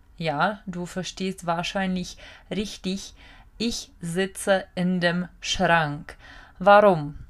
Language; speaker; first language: German; non-native, fluent; Czech